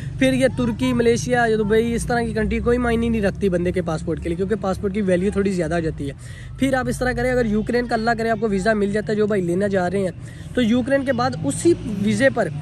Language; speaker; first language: Urdu; non-native, local second language; Punjabi